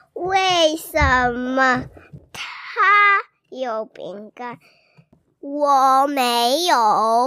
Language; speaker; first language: Chinese; early bilingual, heritage; English